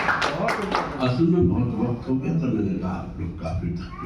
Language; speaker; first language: Hindi; native; Hindi